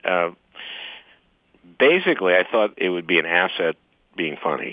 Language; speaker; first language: English; native; English